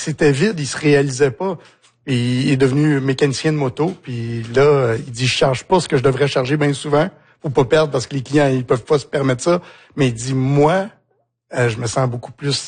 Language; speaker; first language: French; native; French